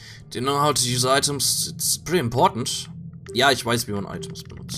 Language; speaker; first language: German; native; German